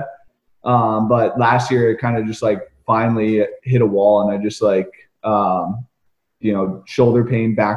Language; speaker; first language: English; native; English